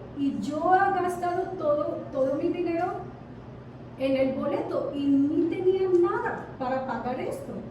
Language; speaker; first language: Spanish; non-native, fluent; Bangla